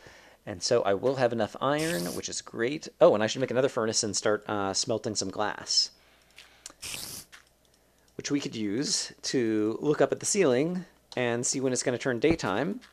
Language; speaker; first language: English; native; English